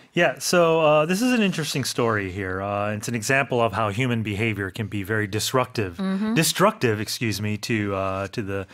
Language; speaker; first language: English; native; English